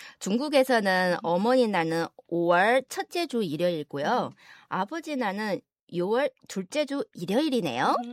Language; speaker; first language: Korean; non-native, fluent; Chinese